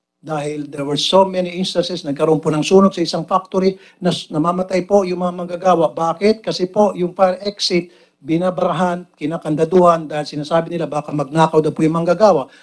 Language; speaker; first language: Filipino; native; Filipino